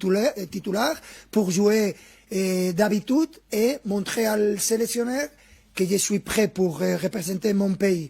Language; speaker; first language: French; non-native, fluent; Spanish